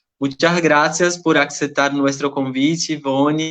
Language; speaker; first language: Spanish; non-native, learner; Portuguese